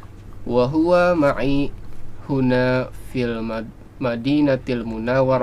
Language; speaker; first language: Arabic; non-native, learner; Indonesian